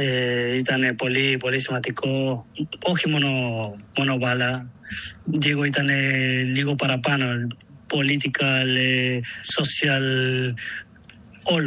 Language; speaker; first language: Greek; non-native, learner; Spanish